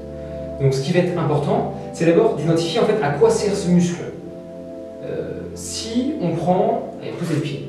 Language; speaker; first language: French; native; French